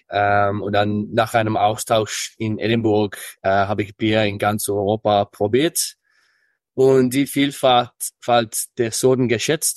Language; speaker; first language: German; early bilingual, heritage; English